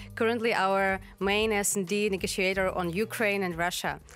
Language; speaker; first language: English; non-native, fluent; Ukrainian